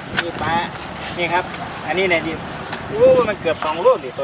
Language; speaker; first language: Thai; non-native, local second language; Northeastern Thai